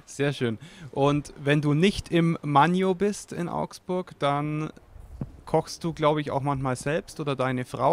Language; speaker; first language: German; native; German